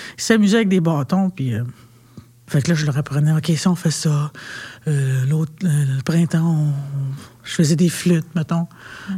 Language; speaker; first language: French; non-native, local second language; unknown